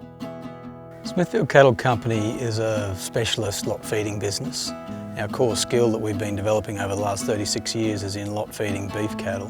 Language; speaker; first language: English; native; English